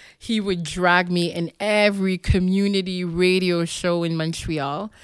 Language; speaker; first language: English; non-native, local second language; French